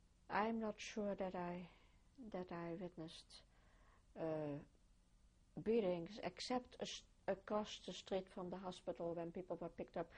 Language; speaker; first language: English; non-native, fluent; Dutch